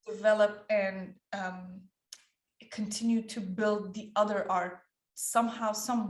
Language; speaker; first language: English; early bilingual, other home language; Persian